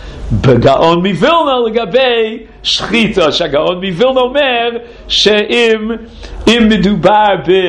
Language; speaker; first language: Hebrew; non-native, fluent; English